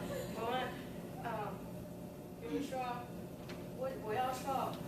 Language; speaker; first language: Chinese; non-native, learner; English